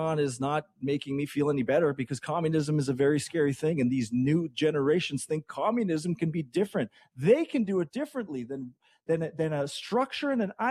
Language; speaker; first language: English; native; English